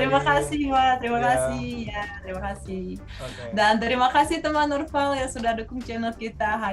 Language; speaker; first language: Indonesian; non-native, fluent; Russian